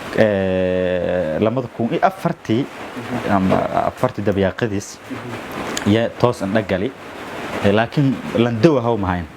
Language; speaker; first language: Somali; non-native, local second language; Maay